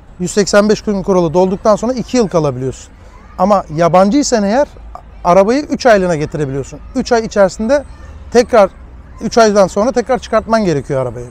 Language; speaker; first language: Turkish; early bilingual, heritage; Turkish